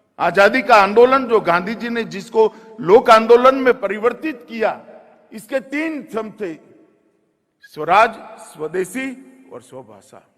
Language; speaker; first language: Hindi; non-native, local second language; Gujarati